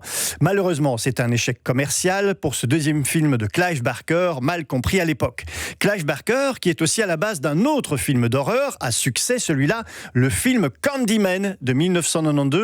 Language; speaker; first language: French; native; French